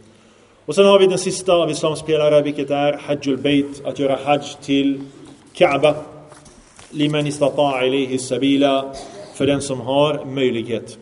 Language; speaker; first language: Swedish; early bilingual, other home language; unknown